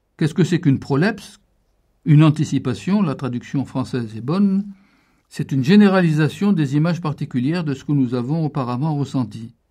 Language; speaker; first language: French; native; French